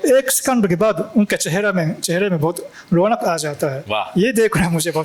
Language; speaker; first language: Hindi; non-native, fluent; Japanese